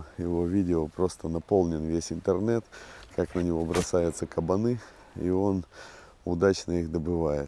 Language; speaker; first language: Russian; native; Russian